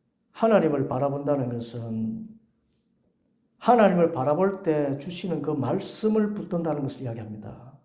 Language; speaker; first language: Korean; native; Korean